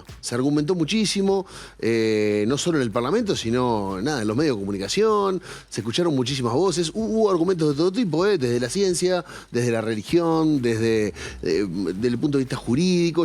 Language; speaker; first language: Spanish; native; Spanish